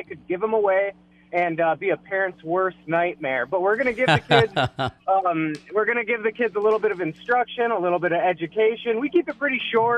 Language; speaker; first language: English; native; English